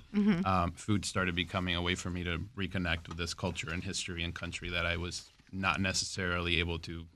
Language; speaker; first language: English; early bilingual, other home language; Spanish